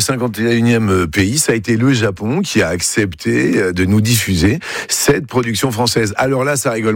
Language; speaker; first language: French; native; French